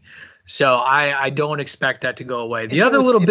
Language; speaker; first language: English; native; English